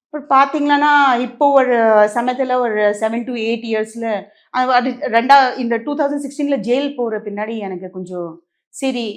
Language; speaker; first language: Tamil; non-native, local second language; Marwari